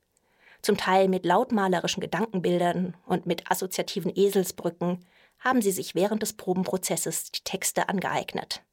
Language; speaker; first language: German; native; German